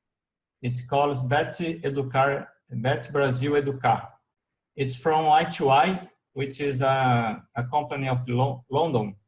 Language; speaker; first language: English; non-native, learner; Portuguese